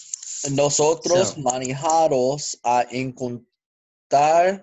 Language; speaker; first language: Spanish; non-native, learner; English